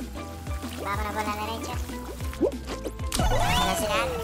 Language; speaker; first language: Spanish; native; Spanish